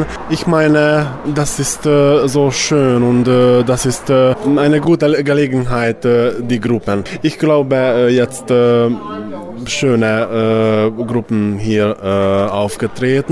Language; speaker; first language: German; non-native, local second language; Hungarian